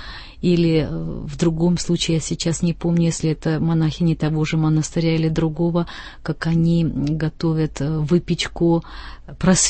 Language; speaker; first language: Russian; native; Russian